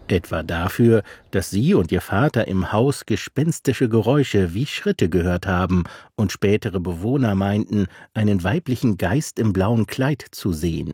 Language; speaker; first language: German; native; German